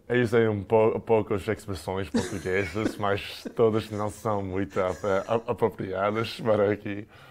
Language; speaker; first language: Portuguese; non-native, learner; English